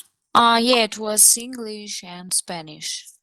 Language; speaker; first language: English; non-native, learner; Russian